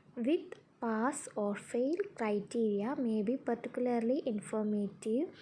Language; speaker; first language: English; non-native, local second language; Malayalam